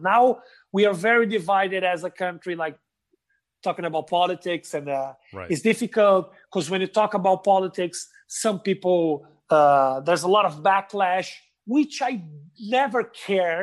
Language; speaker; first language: English; non-native, fluent; Portuguese